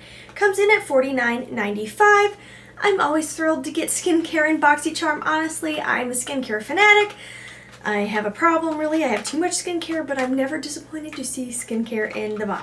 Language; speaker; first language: English; native; English